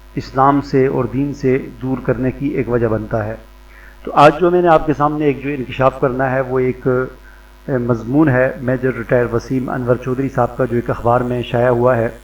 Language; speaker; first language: Urdu; native; Urdu